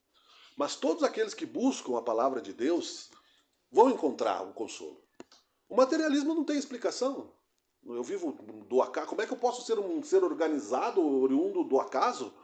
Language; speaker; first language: Portuguese; native; Portuguese